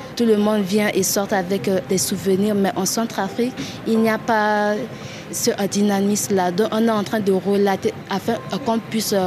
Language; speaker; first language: French; non-native, local second language; Sango